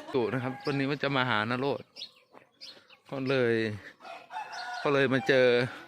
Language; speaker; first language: Thai; native; Thai